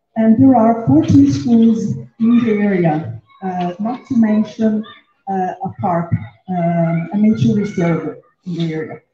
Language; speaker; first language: English; non-native, fluent; Italian